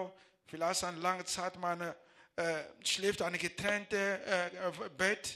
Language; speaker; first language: German; non-native, learner; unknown